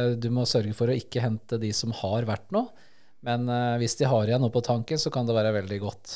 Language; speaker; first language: Norwegian; early bilingual, other home language; Spanish